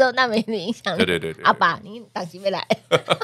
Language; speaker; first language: Chinese; native; Chinese